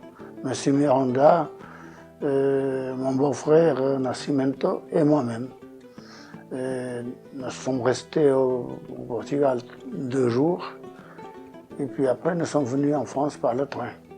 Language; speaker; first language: French; non-native, fluent; Portuguese